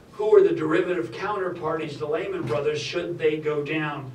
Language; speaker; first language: English; native; English